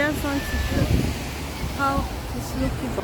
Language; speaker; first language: English; non-native, local second language; Igbo